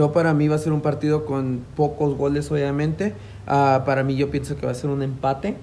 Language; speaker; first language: Spanish; native; Spanish